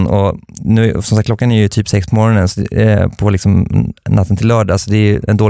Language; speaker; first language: Swedish; native; Swedish